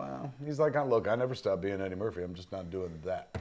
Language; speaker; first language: English; native; English